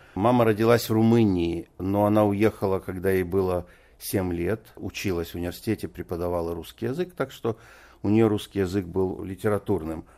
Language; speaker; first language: Russian; native; Russian